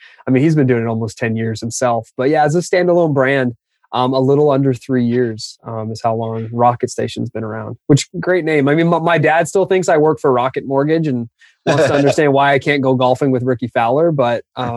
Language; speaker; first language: English; native; English